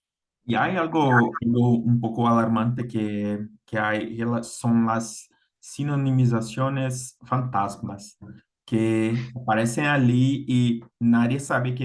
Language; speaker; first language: Spanish; non-native, fluent; Portuguese